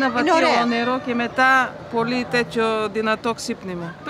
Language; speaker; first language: Greek; non-native, fluent; Bulgarian